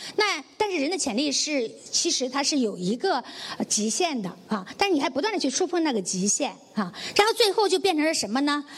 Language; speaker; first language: Chinese; native; Chinese